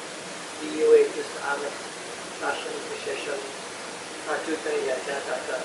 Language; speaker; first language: Chinese; non-native, learner; Indonesian